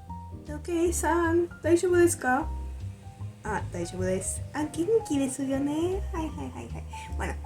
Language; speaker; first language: Japanese; non-native, learner; Spanish